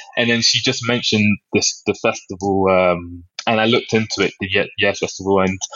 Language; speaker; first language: English; native; English